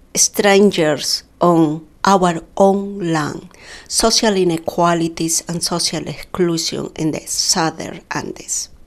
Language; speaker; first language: English; non-native, fluent; Quechua